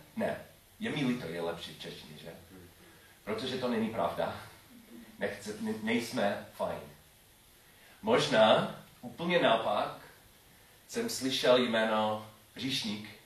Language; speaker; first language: Czech; non-native, learner; English